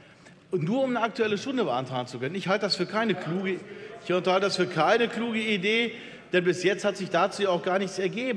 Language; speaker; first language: German; native; German